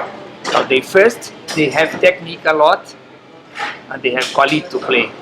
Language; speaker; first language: English; non-native, learner; Portuguese